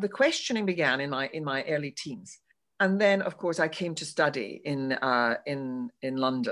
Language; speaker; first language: English; native; English